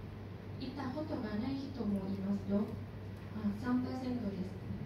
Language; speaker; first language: Japanese; non-native, learner; Thai